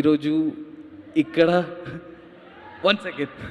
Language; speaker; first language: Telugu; non-native, learner; Malayalam